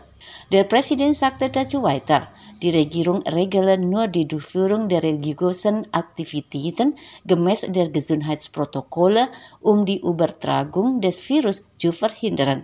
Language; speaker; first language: German; non-native, fluent; Indonesian